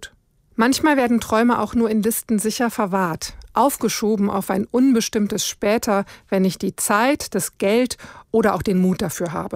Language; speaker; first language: German; native; German